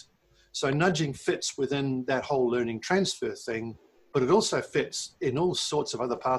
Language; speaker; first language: English; native; English